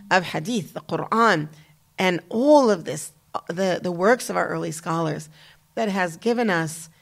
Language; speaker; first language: English; native; English